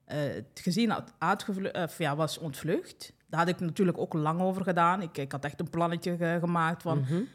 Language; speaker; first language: Dutch; early bilingual, other home language; Kinyarwanda